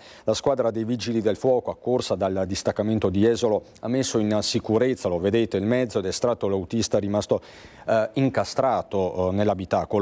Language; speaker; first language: Italian; native; Italian